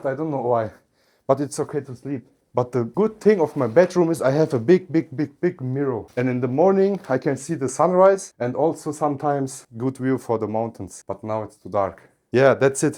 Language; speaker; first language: English; non-native, learner; Turkish